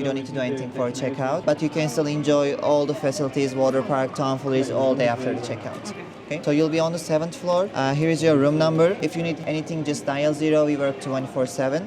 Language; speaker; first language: English; non-native, fluent; Turkish